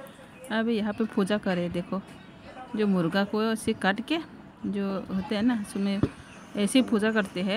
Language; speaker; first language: Hindi; non-native, local second language; Kok Borok